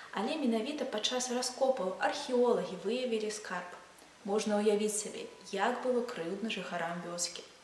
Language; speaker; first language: Belarusian; non-native, local second language; Russian